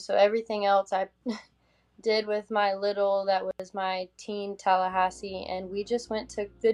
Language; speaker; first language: English; native; English